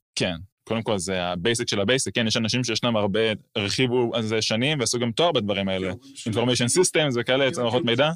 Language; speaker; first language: Hebrew; native; Hebrew